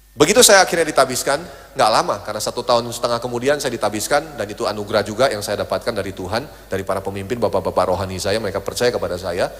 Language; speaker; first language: Indonesian; native; Indonesian